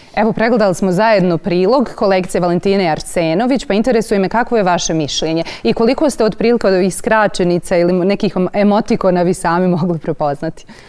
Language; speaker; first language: Serbian; native; Serbian